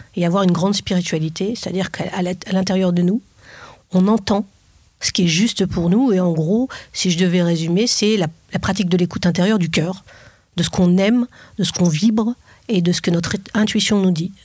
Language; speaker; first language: French; native; French